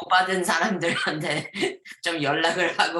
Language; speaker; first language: Korean; early bilingual, heritage; Korean